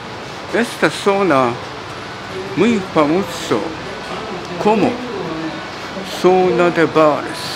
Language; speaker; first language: Spanish; non-native, learner; Japanese